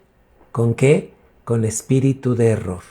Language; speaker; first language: Spanish; native; Spanish